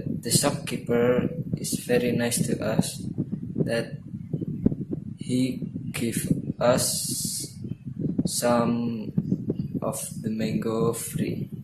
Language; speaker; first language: English; non-native, learner; Indonesian